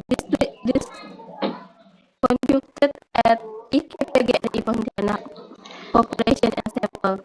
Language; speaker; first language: English; non-native, learner; Indonesian